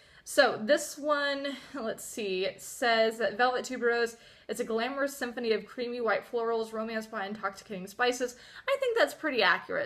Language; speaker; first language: English; native; English